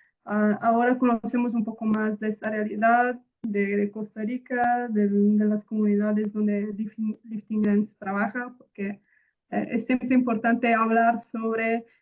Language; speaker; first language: Spanish; non-native, fluent; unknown